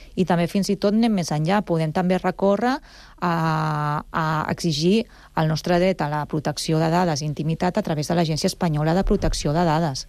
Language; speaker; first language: Catalan; native; Catalan